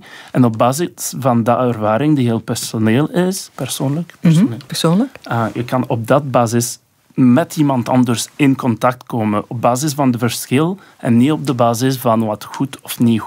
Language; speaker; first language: Dutch; non-native, local second language; French